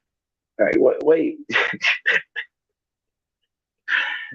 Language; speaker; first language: English; native; English